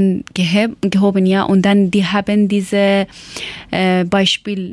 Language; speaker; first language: German; non-native, local second language; Persian